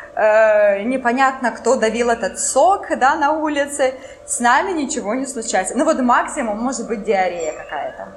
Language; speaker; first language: Russian; non-native, local second language; French